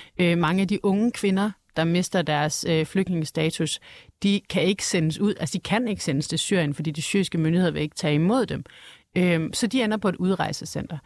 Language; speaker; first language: Danish; native; Danish